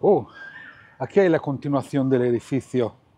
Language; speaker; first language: Spanish; non-native, fluent; Italian